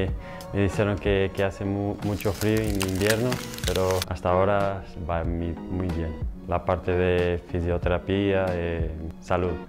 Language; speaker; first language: Spanish; non-native, learner; Portuguese